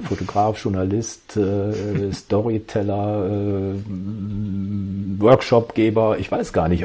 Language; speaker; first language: German; native; German